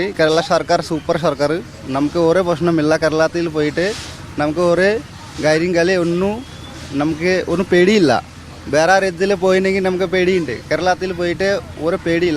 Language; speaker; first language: Malayalam; non-native, learner; Bangla